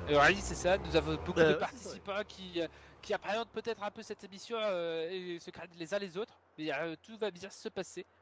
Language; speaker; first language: French; native; French